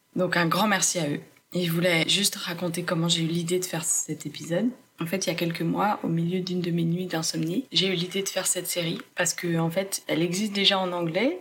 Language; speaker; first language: French; native; French